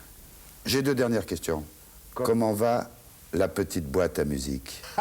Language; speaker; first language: French; native; French